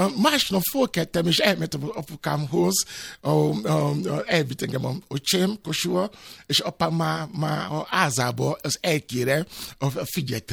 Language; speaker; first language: Hungarian; non-native, fluent; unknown